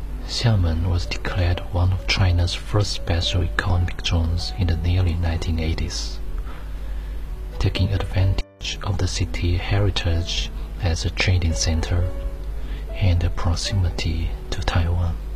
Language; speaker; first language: English; non-native, fluent; Chinese